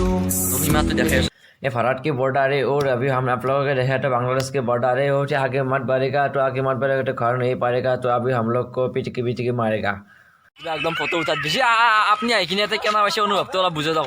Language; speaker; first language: Hindi; non-native, local second language; Assamese